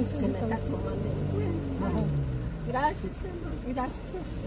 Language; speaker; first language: Spanish; non-native, local second language; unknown